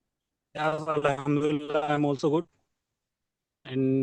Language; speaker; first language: English; non-native, learner; Hindi